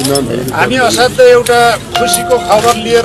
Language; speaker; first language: Nepali; native; Nepali